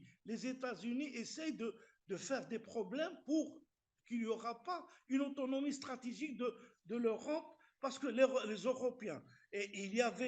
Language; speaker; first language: French; non-native, local second language; Arabic